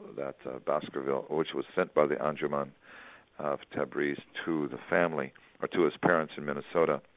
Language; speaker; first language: English; native; English